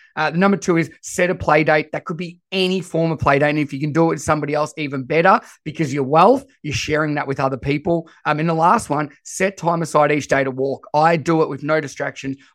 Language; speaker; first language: English; native; English